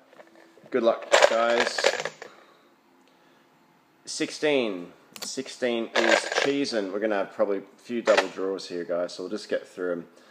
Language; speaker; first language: English; native; English